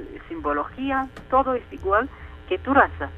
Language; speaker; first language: Spanish; non-native, fluent; Turkish